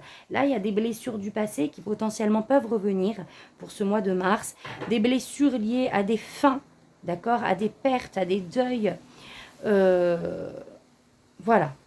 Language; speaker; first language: French; native; French